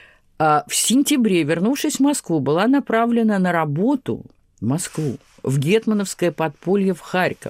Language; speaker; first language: Russian; native; Russian